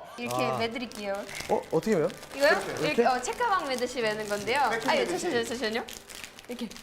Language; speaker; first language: Korean; native; Korean